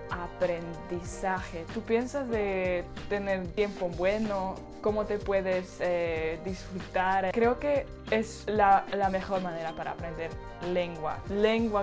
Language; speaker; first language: Spanish; non-native, learner; Slovak